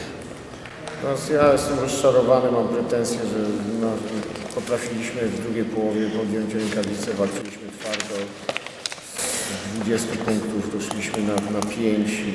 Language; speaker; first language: Polish; native; Polish